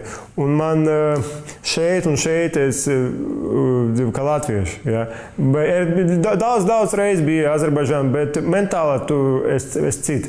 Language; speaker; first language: Latvian; non-native, local second language; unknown